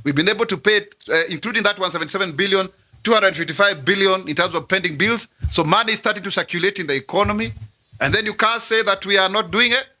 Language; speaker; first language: English; non-native, local second language; Kikuyu